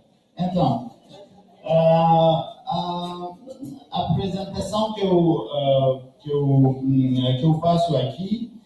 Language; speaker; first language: Portuguese; non-native, learner; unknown